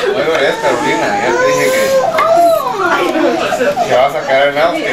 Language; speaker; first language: Spanish; non-native, learner; German